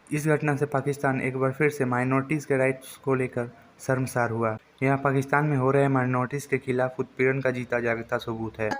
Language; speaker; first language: Hindi; native; Hindi